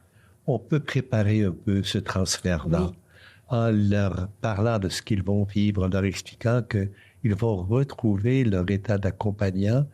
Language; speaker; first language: French; native; French